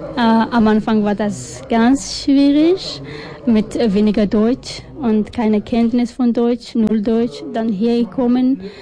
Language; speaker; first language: German; non-native, learner; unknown